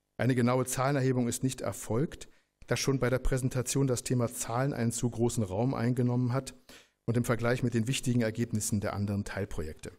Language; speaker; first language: German; native; German